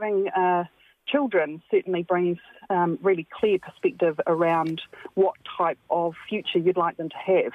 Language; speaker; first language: English; native; English